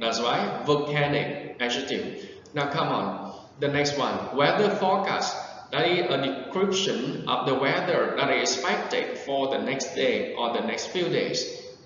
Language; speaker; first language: English; non-native, fluent; Vietnamese